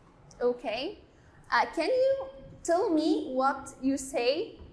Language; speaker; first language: English; non-native, learner; Arabic